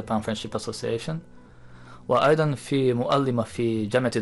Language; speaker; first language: Arabic; non-native, learner; Japanese